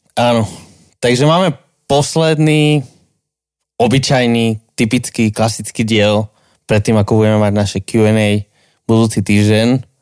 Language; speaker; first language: Slovak; non-native, fluent; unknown